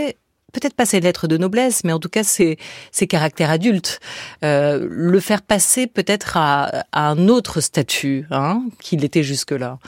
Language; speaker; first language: French; native; French